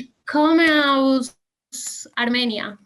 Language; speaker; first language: German; non-native, learner; Spanish